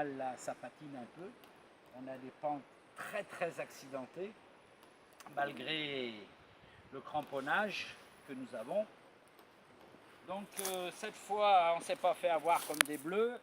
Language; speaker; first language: French; native; French